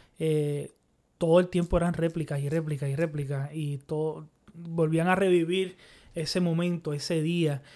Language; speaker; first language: Spanish; native; Spanish